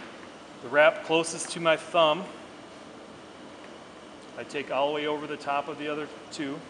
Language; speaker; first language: English; native; English